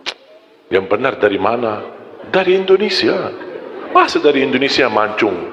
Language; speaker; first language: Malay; non-native, fluent; Arabic